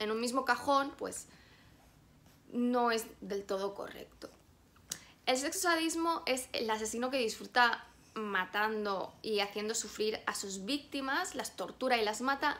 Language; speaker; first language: Spanish; native; Spanish